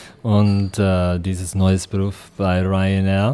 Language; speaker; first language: German; non-native, fluent; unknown